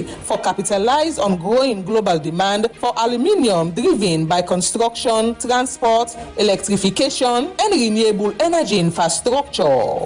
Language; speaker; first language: English; non-native, local second language; Krio